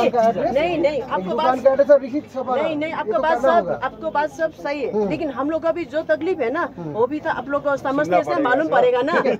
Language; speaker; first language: Hindi; non-native, local second language; Nepali